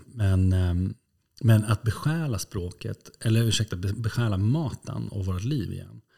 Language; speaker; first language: Swedish; native; Swedish